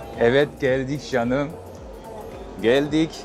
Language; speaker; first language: Turkish; non-native, fluent; Japanese